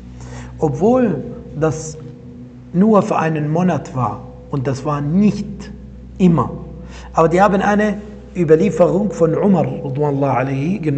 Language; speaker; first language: German; non-native, fluent; Arabic